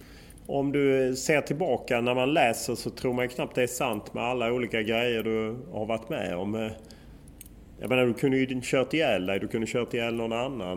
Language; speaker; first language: Swedish; native; Swedish